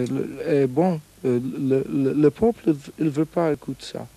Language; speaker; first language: French; non-native, learner; English